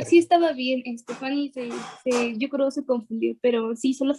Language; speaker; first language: Spanish; native; Spanish